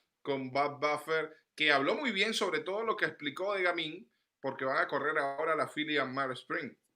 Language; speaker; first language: Spanish; native; Spanish